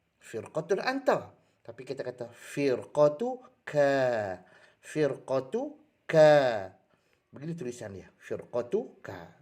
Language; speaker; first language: Malay; native; Malay